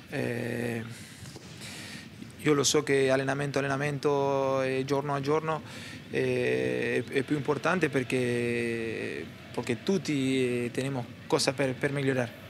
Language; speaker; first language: Italian; non-native, learner; Spanish